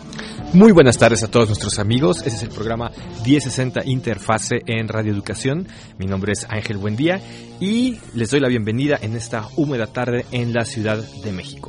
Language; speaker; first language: Spanish; native; Spanish